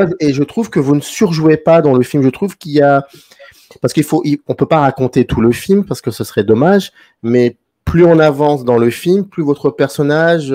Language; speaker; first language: French; native; French